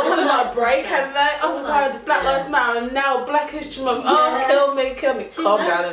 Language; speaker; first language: English; native; English